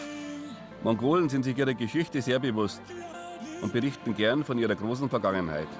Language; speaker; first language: German; native; German